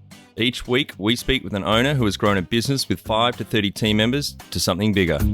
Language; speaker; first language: English; native; English